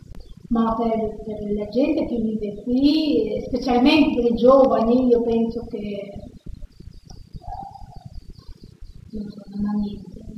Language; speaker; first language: Italian; non-native, fluent; Albanian